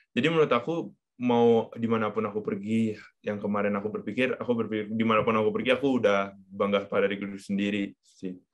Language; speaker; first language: Indonesian; native; Indonesian